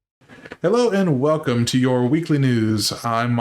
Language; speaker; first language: English; native; English